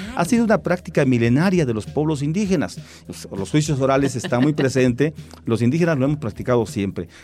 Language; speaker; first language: Spanish; non-native, local second language; Tzeltal